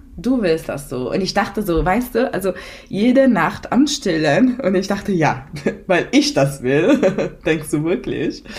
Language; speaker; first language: German; non-native, fluent; Italian